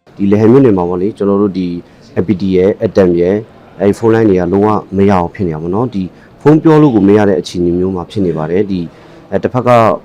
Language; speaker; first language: Burmese; non-native, local second language; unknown